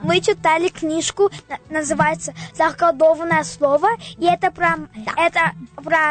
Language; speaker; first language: Russian; early bilingual, heritage; Russian